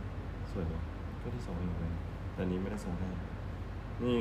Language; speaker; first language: Chinese; non-native, learner; Thai